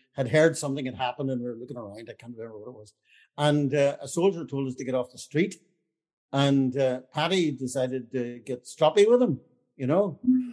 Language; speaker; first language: English; native; English